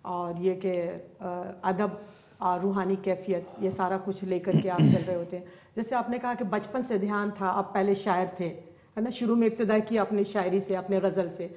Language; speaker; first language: Urdu; native; Urdu